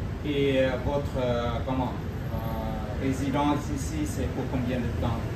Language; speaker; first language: French; non-native, fluent; Vietnamese